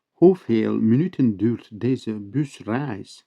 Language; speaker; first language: Dutch; non-native, learner; Turkish